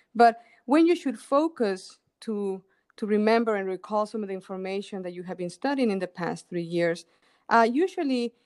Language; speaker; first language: English; non-native, fluent; Spanish